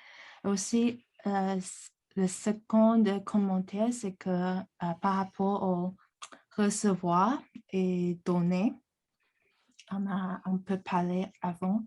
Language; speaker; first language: French; non-native, fluent; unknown